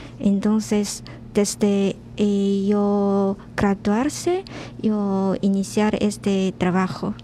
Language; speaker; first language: Spanish; non-native, learner; Chinese